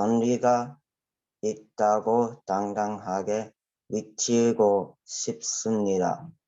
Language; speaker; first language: Korean; early bilingual, heritage; Korean